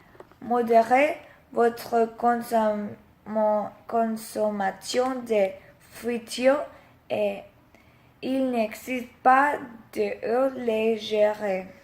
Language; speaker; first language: French; non-native, learner; Spanish